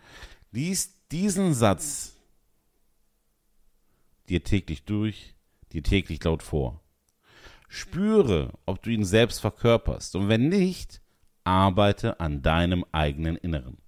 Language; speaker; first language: German; native; German